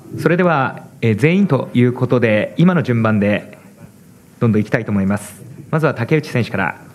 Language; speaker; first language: Japanese; native; Japanese